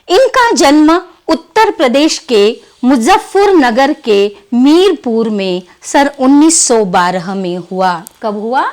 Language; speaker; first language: Hindi; non-native, local second language; Kannada